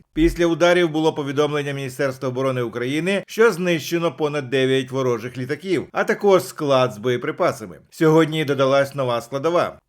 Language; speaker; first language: Ukrainian; native; Ukrainian